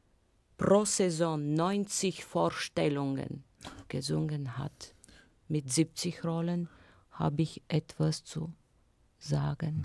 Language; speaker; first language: German; non-native, fluent; Bulgarian